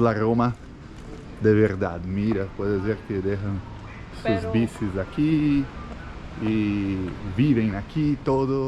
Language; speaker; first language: Spanish; non-native, fluent; Portuguese